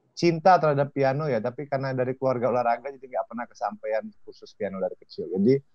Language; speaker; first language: Indonesian; native; Indonesian